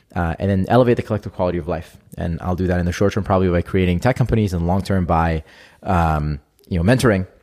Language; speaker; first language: English; non-native, fluent; Hebrew